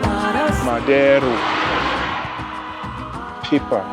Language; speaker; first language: Portuguese; non-native, learner; English